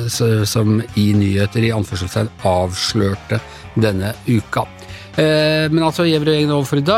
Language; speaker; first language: Norwegian; native; Norwegian